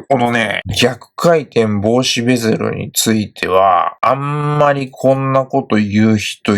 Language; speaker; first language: Japanese; native; Japanese